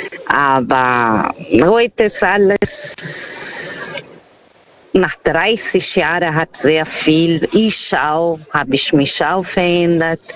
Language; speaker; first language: German; non-native, fluent; Portuguese